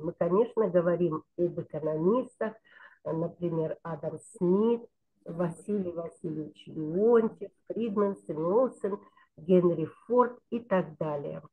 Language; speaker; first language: Russian; non-native, local second language; Kyrgyz